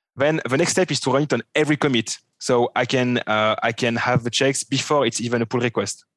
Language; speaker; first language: English; non-native, fluent; French